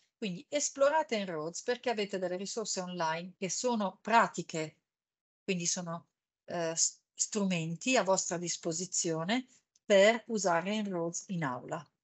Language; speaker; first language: Italian; native; Italian